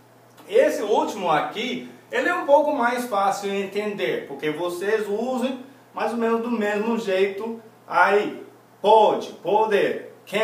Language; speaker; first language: Portuguese; non-native, fluent; English